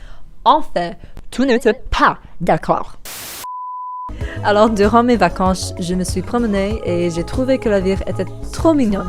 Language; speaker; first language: French; non-native, learner; English